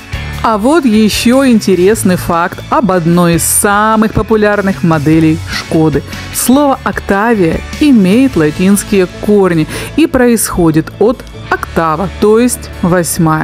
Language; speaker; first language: Russian; native; Russian